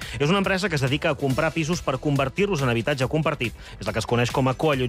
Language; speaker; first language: Catalan; native; Catalan